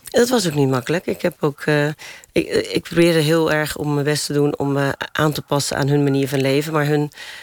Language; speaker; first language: Dutch; native; Dutch